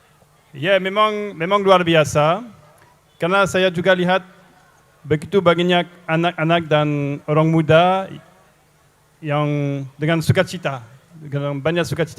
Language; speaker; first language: Indonesian; non-native, fluent; French